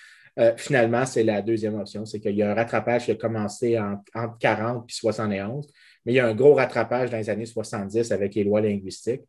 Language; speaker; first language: French; native; French